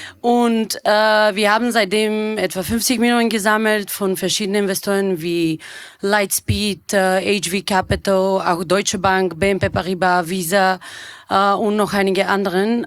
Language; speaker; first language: German; non-native, fluent; Bulgarian